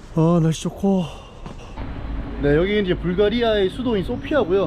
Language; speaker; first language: Korean; native; Korean